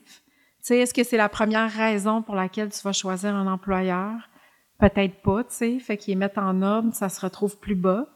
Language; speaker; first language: French; native; French